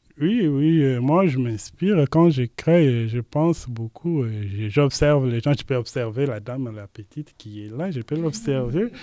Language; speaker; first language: French; non-native, local second language; Lingala